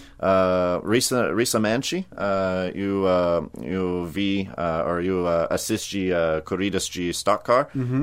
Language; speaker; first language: Portuguese; non-native, learner; English